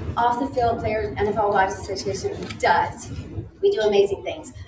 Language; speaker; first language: English; native; English